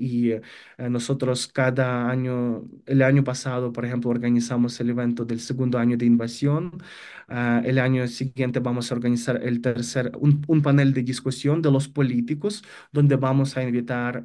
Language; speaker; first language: Spanish; non-native, fluent; Ukrainian